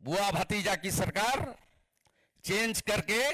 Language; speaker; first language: Hindi; non-native, local second language; Bangla